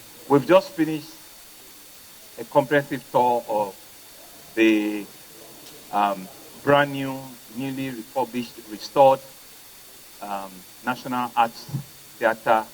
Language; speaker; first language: English; non-native, local second language; Yoruba